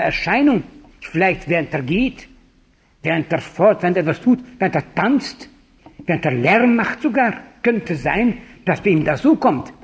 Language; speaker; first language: German; non-native, fluent; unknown